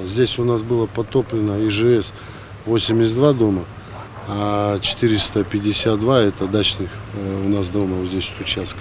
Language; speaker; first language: Russian; native; Russian